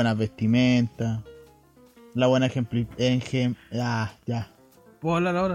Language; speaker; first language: Spanish; native; Spanish